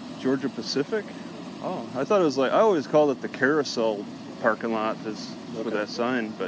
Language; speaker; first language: English; native; English